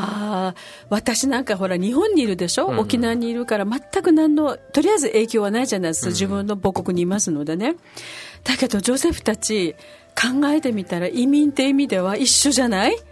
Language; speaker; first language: Japanese; native; Japanese